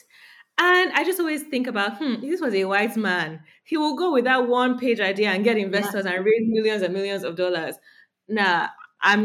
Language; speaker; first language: English; non-native, local second language; Yoruba